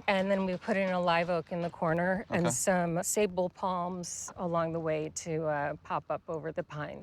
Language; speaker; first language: English; native; English